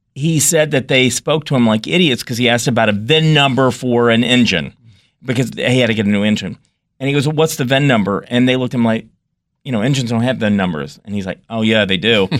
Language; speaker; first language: English; native; English